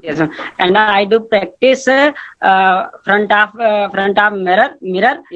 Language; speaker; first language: English; non-native, learner; Hindi